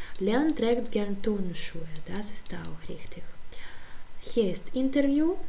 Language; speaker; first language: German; non-native, fluent; Ukrainian